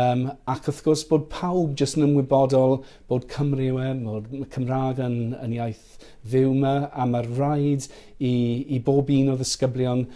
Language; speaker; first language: Welsh; non-native, fluent; English